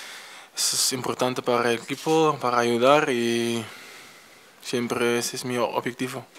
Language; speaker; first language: Spanish; non-native, fluent; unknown